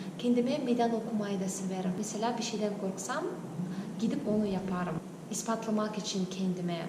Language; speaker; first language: Turkish; non-native, fluent; Kazakh